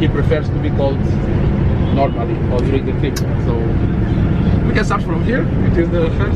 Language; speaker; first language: English; non-native, learner; Portuguese